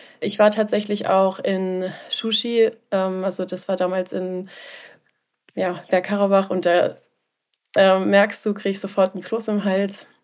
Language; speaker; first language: German; native; German